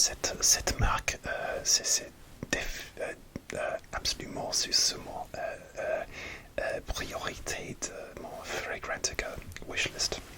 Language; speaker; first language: French; non-native, learner; English